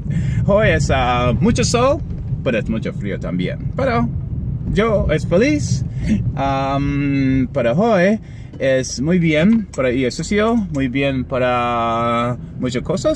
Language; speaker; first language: Spanish; non-native, learner; English